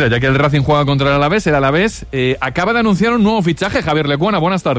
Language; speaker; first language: Spanish; native; Spanish